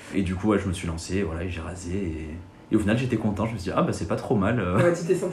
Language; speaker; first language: French; native; French